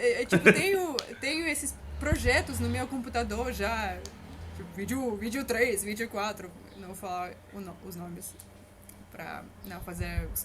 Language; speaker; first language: Portuguese; non-native, learner; Russian